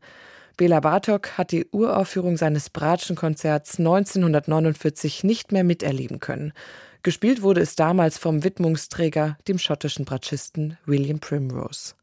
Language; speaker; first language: German; native; German